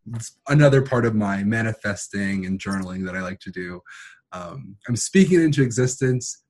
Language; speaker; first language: English; native; English